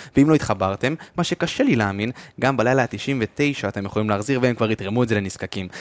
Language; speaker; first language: Hebrew; native; Hebrew